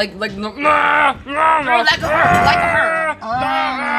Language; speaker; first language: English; non-native, learner; Korean